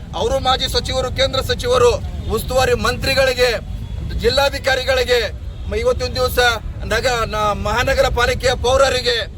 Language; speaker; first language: Kannada; non-native, local second language; Lambadi